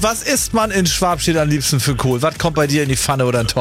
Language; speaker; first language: German; native; German